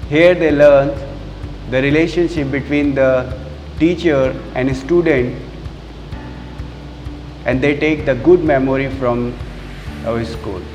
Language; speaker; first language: English; non-native, local second language; Hindi